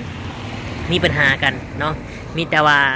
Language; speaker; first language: Thai; non-native, local second language; Lao